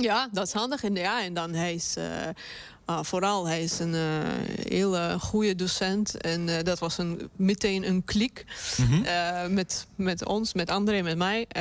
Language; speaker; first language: Dutch; non-native, fluent; Russian